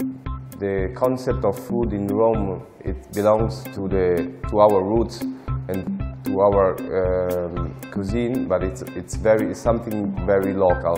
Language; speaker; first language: English; non-native, fluent; Italian